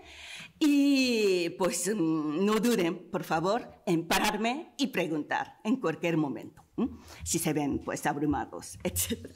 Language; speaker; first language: Spanish; non-native, fluent; Japanese